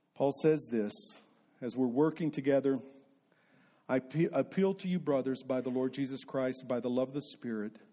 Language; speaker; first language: English; native; English